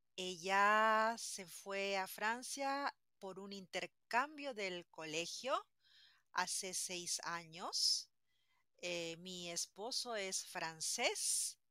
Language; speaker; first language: Spanish; native; Spanish